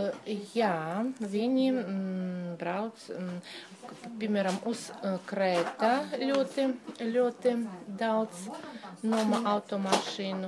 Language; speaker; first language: Latvian; non-native, local second language; Russian